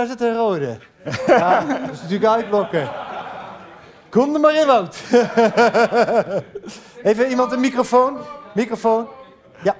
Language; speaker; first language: Dutch; native; Dutch